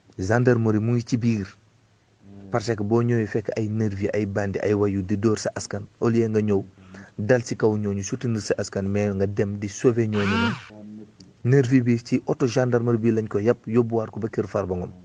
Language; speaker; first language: Wolof; non-native, local second language; Fula